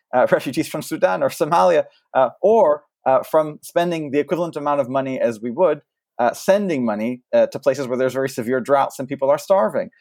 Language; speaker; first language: English; early bilingual, other home language; French